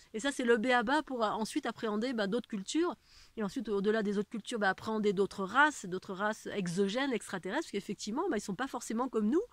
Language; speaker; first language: French; native; French